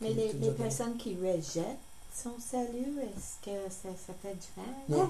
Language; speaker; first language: French; non-native, local second language; English